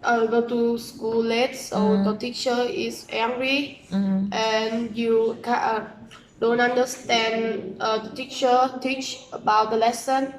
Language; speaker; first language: English; non-native, learner; Vietnamese